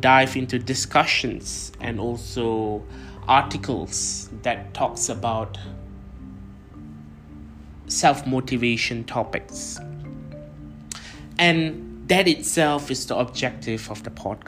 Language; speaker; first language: English; non-native, local second language; Tamil